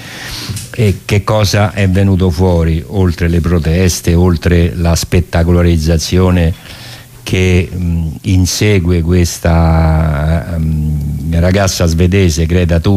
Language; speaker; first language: Italian; native; Italian